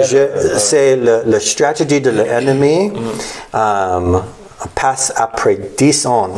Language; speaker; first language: French; non-native, learner; English